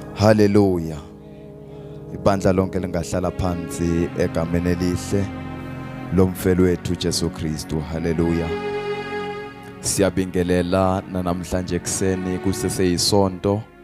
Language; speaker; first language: Zulu; non-native, local second language; South Ndebele